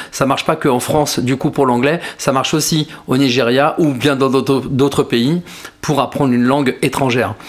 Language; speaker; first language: French; native; French